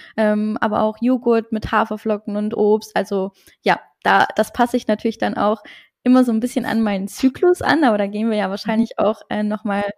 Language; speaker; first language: German; non-native, local second language; Luxembourgish